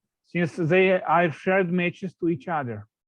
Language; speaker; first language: English; non-native, fluent; Russian